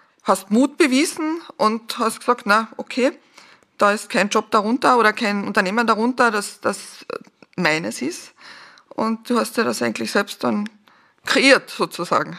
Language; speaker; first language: German; native; German